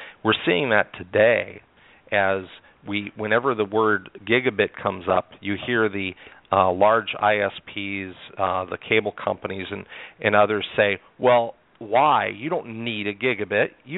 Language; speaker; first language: English; native; English